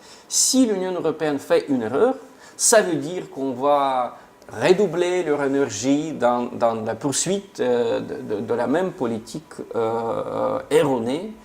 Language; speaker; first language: French; non-native, fluent; Russian